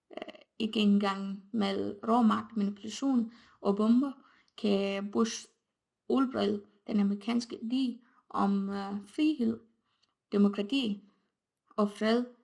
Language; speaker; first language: Danish; non-native, fluent; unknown